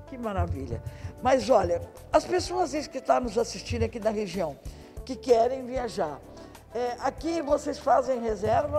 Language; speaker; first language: Portuguese; native; Portuguese